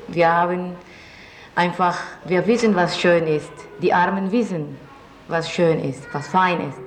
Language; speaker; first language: German; non-native, fluent; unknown